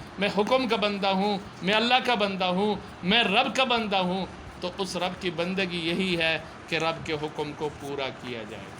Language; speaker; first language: Urdu; non-native, local second language; Punjabi